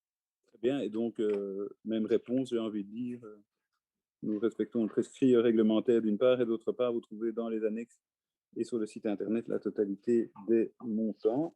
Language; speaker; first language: French; native; French